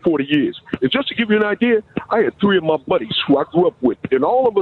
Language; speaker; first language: English; native; English